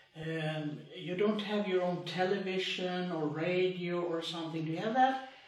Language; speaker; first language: English; non-native, fluent; Swedish